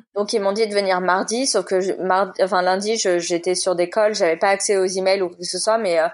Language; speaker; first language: French; native; French